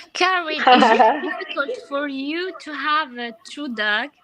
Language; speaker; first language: English; non-native, learner; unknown